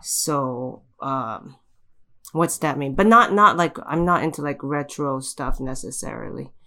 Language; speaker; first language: English; early bilingual, other home language; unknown